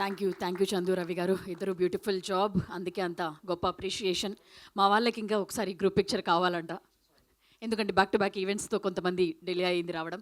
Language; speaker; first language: Telugu; native; Telugu